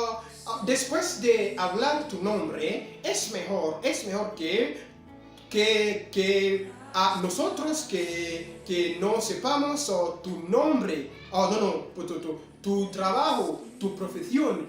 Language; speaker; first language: Spanish; non-native, fluent; French